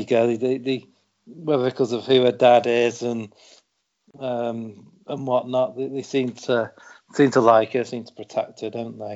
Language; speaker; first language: English; native; English